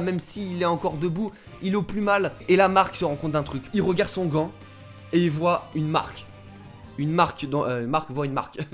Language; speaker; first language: French; native; French